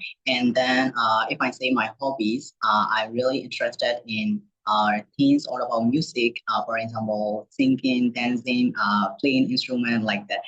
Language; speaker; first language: English; non-native, learner; Burmese